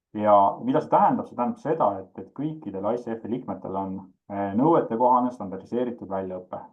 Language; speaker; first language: Estonian; native; Estonian